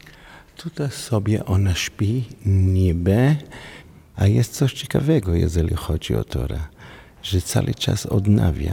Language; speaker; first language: Polish; non-native, learner; Hebrew